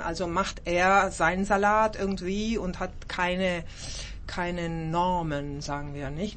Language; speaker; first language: German; early bilingual, heritage; German